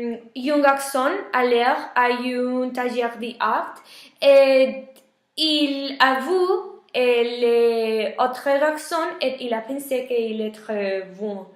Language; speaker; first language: French; non-native, learner; Spanish